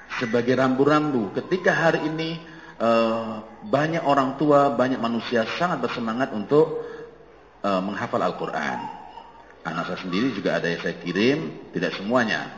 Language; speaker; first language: Indonesian; non-native, local second language; Javanese